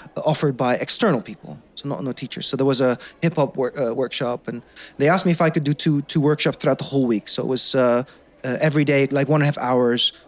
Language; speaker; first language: English; non-native, fluent; Dutch